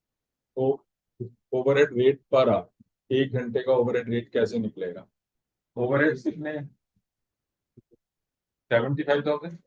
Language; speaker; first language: Hindi; native; Hindi